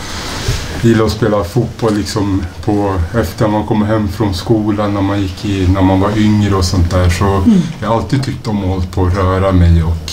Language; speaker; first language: Swedish; native; Swedish